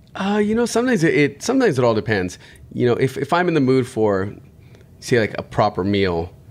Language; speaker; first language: English; native; English